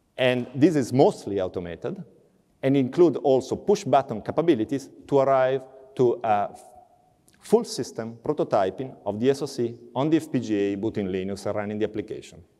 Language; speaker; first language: English; non-native, fluent; Italian